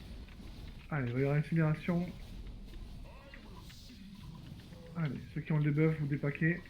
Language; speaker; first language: French; native; French